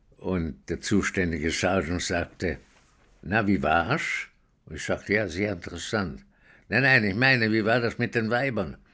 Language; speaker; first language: German; native; German